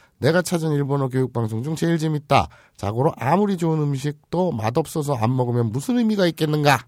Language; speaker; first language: Korean; native; Korean